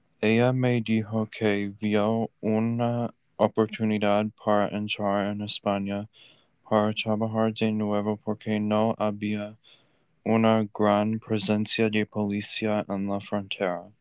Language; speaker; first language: Spanish; non-native, learner; English